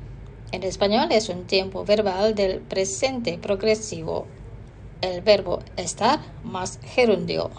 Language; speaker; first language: Spanish; non-native, fluent; Indonesian